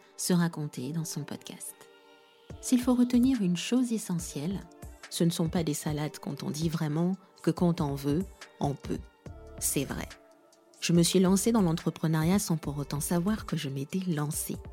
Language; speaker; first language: French; non-native, local second language; Lingala